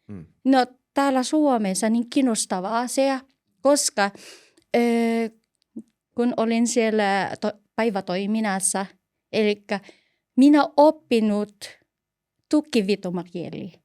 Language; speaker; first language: Finnish; non-native, learner; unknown